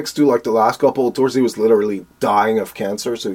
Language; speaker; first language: English; native; English